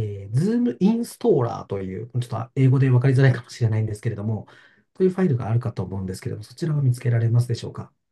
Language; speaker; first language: Japanese; native; Japanese